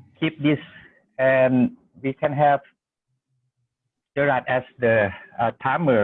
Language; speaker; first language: English; non-native, learner; Thai